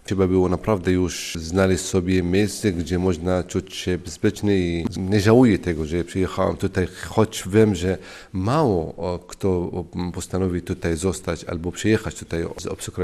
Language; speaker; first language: Polish; non-native, fluent; Arabic